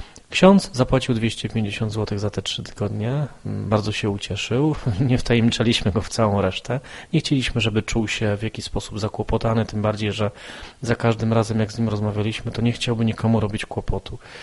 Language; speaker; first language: Polish; native; Polish